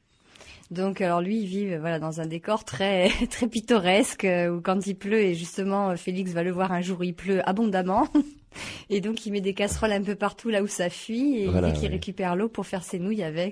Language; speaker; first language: French; native; French